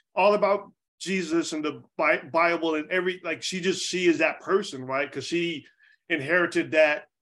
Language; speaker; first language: English; native; English